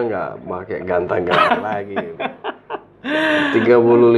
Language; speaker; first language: Indonesian; non-native, fluent; Arabic